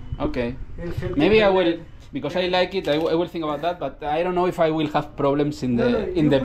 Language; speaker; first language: English; non-native, learner; Spanish